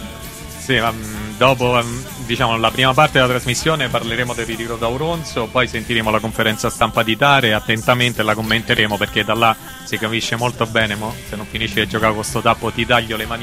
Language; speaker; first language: Italian; native; Italian